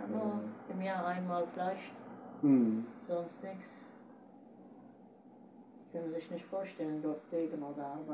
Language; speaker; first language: German; non-native, learner; Turkish